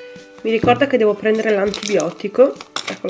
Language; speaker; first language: Italian; native; Italian